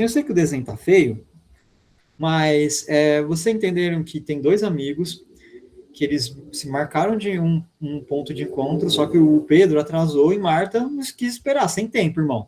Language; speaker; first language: Portuguese; native; Portuguese